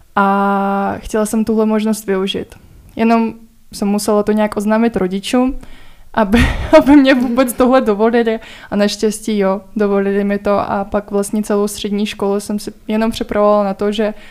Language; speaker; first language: Czech; non-native, fluent; Russian